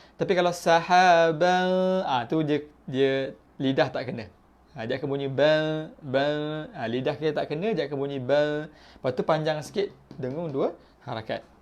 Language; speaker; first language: Malay; native; Malay